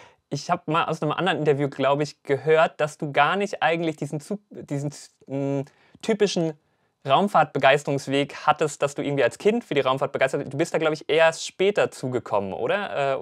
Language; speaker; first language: German; native; German